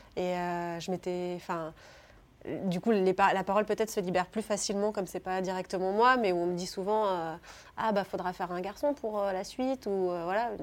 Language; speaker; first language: French; native; French